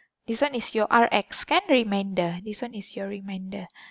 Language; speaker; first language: English; non-native, local second language; Malay